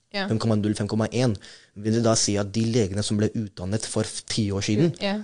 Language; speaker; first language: Norwegian; non-native, fluent; Urdu